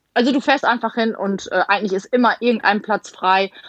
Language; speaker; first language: German; native; German